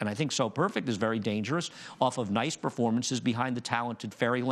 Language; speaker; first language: English; native; English